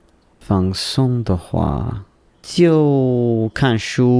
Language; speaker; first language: Chinese; non-native, learner; English